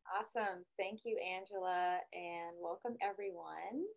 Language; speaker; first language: English; native; English